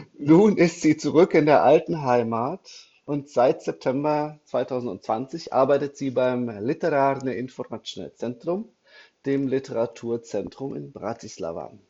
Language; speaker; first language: German; native; German